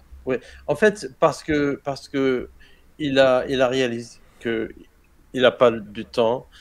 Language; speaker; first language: French; non-native, learner; Arabic